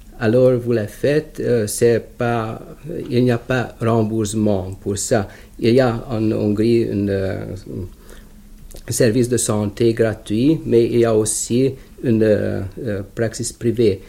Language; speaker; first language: French; non-native, fluent; Hungarian